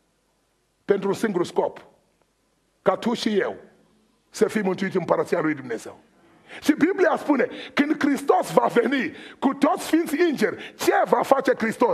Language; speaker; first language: Romanian; non-native, fluent; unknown